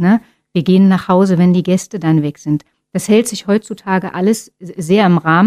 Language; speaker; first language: German; native; German